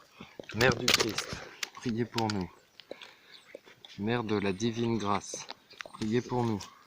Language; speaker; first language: French; native; French